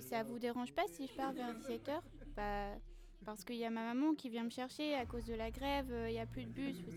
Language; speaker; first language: French; native; French